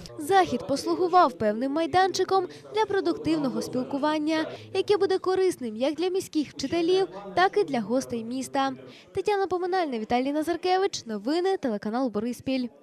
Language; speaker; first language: Ukrainian; native; Ukrainian